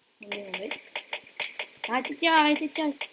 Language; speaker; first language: French; native; French